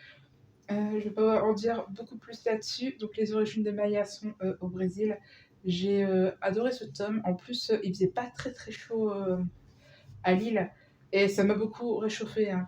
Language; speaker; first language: French; native; French